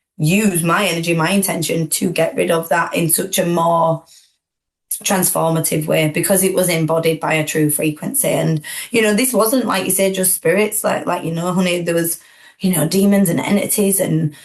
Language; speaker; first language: English; native; English